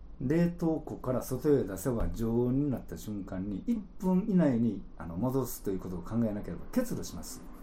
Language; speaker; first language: Japanese; native; Japanese